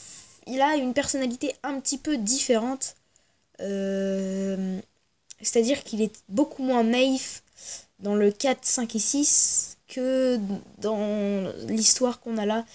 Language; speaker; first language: French; native; French